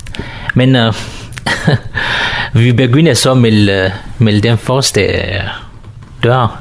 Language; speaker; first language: Danish; non-native, learner; Kurdish